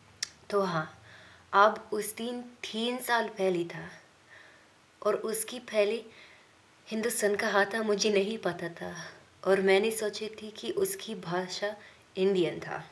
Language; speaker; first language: Hindi; non-native, learner; English